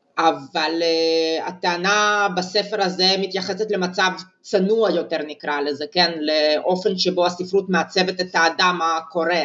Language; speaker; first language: Hebrew; non-native, fluent; Russian